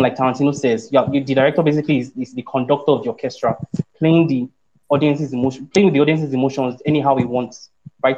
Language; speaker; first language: English; non-native, local second language; Yoruba